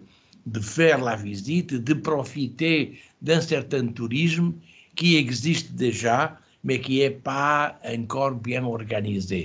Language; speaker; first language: French; non-native, fluent; Portuguese